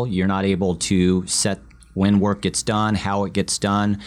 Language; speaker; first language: English; early bilingual, other home language; Vietnamese